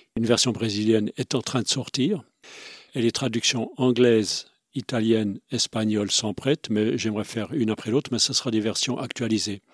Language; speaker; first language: French; non-native, local second language; Swiss German